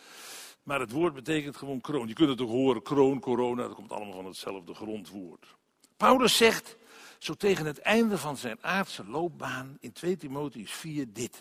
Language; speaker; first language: Dutch; native; Dutch